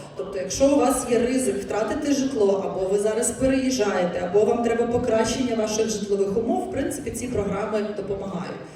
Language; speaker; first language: Ukrainian; non-native, local second language; Russian